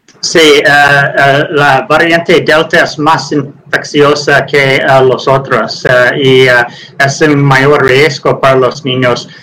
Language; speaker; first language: Spanish; non-native, learner; English